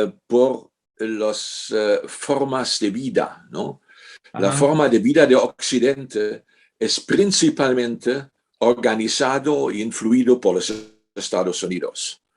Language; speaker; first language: Spanish; non-native, fluent; German